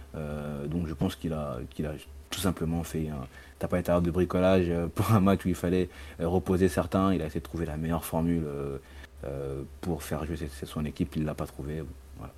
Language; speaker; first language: French; native; French